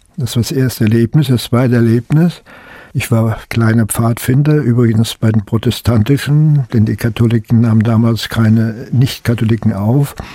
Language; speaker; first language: German; native; German